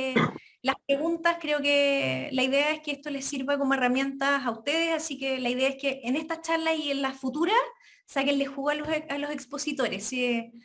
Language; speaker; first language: Spanish; native; Spanish